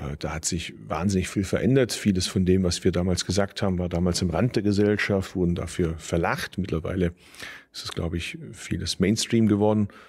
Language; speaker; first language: German; early bilingual, other home language; Turkish